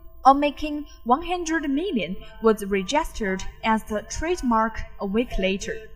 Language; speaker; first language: English; non-native, fluent; Chinese